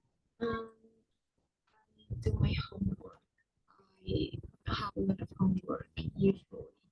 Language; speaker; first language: English; non-native, fluent; Spanish